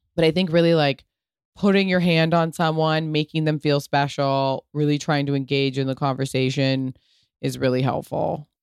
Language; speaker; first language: English; early bilingual, other home language; Italian